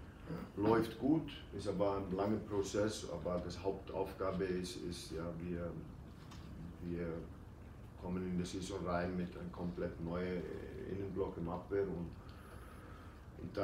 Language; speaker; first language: German; non-native, fluent; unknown